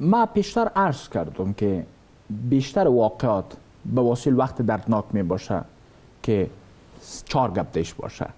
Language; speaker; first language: Persian; native; Persian